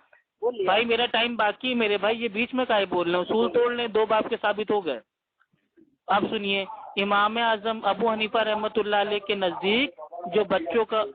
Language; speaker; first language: Hindi; native; Hindi